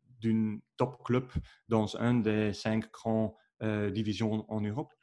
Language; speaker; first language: French; non-native, learner; Dutch